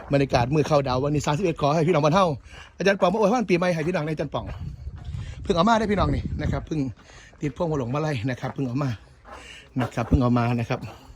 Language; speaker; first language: Thai; native; Thai